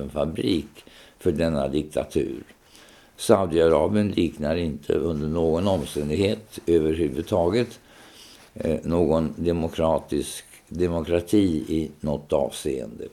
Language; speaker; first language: Swedish; native; Swedish